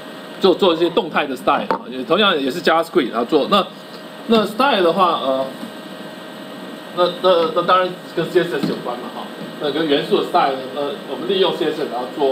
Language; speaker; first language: Chinese; native; Chinese